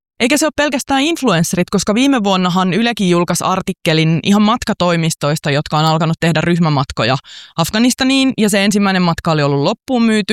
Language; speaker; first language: Finnish; native; Finnish